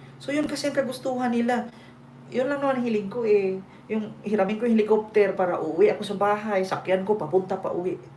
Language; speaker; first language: Filipino; non-native, local second language; Cebuano